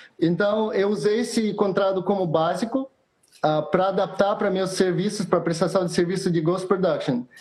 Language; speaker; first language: Portuguese; non-native, fluent; Russian